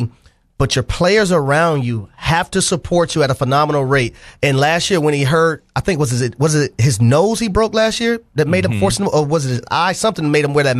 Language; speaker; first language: English; native; English